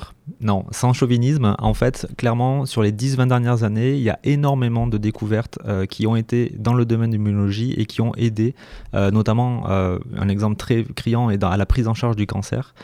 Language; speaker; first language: French; native; French